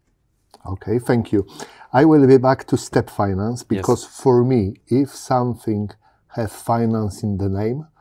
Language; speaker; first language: English; non-native, learner; Polish